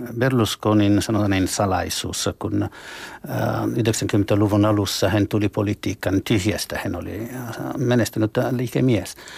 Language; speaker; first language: Finnish; non-native, fluent; Italian